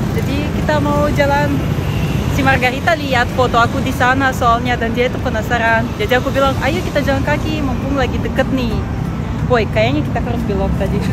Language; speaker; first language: Indonesian; non-native, fluent; Russian